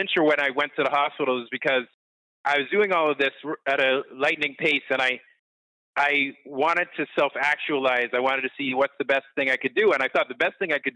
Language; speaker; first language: English; native; English